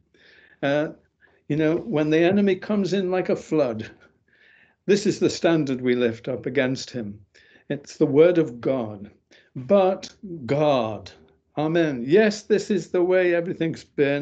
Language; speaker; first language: English; native; English